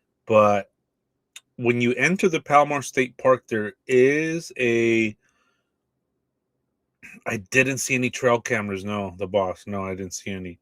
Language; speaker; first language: English; native; English